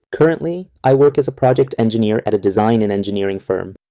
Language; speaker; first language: English; non-native, fluent; Persian